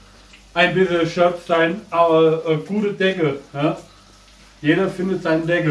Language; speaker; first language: German; non-native, fluent; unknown